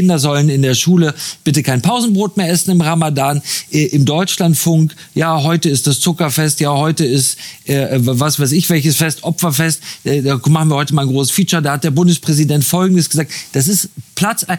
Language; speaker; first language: German; native; German